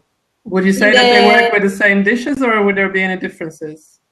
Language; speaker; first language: English; non-native, fluent; Italian